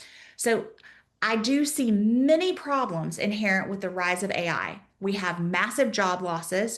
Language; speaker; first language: English; native; English